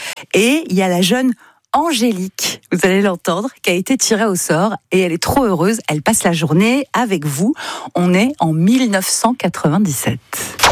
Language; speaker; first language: French; native; French